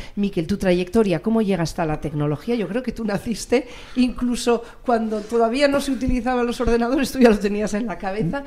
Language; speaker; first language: Spanish; native; Spanish